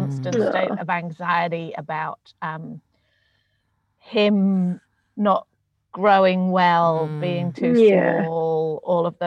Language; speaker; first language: English; native; English